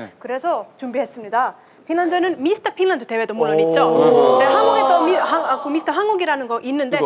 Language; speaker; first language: Korean; non-native, fluent; Finnish